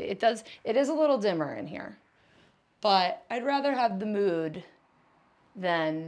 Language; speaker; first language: English; native; English